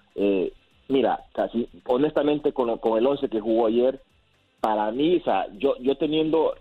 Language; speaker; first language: Spanish; native; Spanish